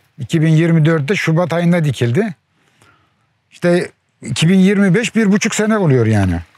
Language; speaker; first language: Turkish; native; Turkish